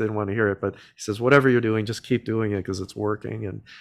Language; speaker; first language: English; native; English